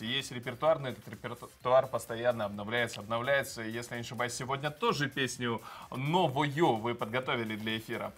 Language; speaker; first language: Russian; native; Russian